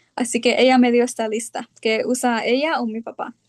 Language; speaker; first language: Spanish; early bilingual, heritage; Spanish